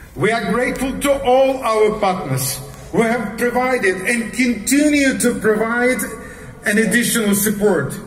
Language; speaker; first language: English; non-native, fluent; Ukrainian